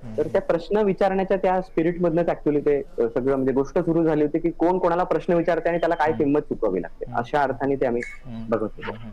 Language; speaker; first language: Marathi; native; Marathi